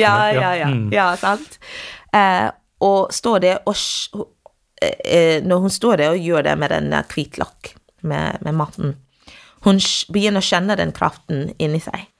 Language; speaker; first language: Norwegian; non-native, fluent; English